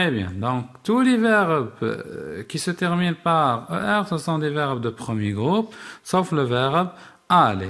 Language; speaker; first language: French; non-native, local second language; Arabic